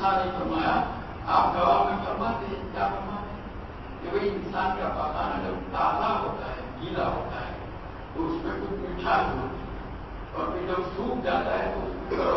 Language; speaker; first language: Urdu; non-native, local second language; Gujarati